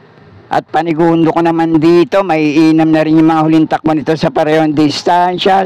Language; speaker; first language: Filipino; native; Filipino